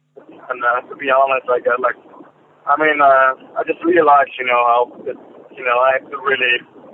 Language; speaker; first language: English; non-native, fluent; Polish